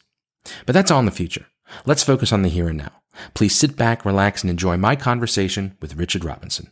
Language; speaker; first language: English; native; English